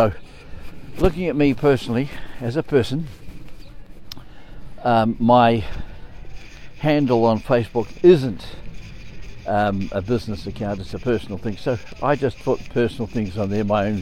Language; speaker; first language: English; native; English